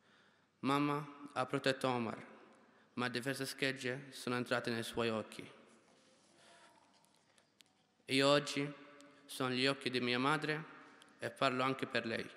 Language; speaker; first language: Italian; non-native, fluent; Arabic